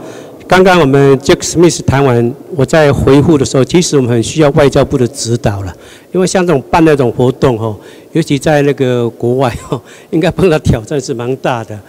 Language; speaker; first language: Chinese; native; Chinese